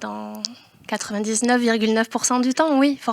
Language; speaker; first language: French; native; French